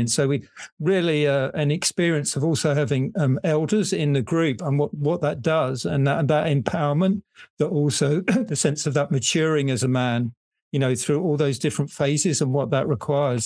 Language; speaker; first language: English; native; English